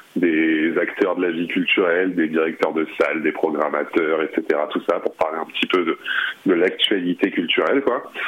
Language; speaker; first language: French; early bilingual, other home language; Arabic